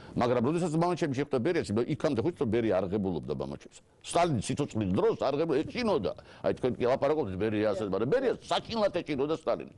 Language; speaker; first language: Georgian; native; Georgian